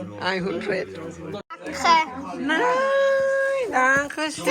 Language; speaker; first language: German; non-native, learner; Thai